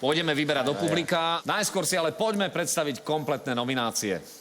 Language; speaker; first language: Slovak; native; Slovak